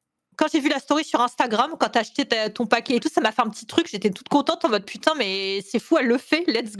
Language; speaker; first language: French; native; French